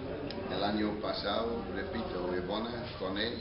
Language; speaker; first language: Spanish; non-native, fluent; English